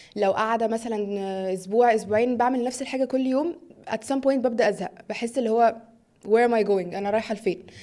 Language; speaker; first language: Egyptian Arabic; early bilingual, heritage; Arabic